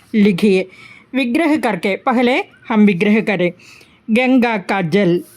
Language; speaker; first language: Hindi; non-native, local second language; Malayalam